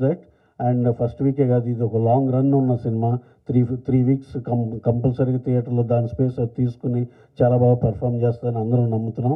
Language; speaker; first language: Telugu; native; Telugu